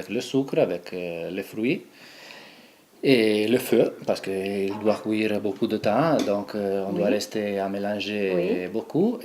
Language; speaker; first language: French; non-native, local second language; Italian